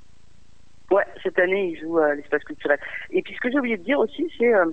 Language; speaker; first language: French; native; French